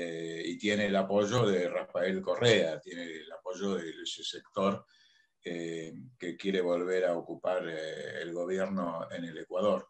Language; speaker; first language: Spanish; native; Spanish